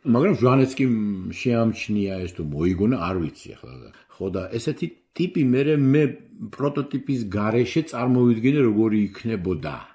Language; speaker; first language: Georgian; native; Georgian